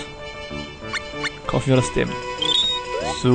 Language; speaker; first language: German; native; German